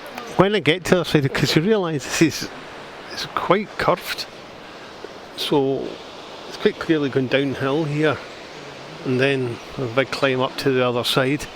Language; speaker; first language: English; native; English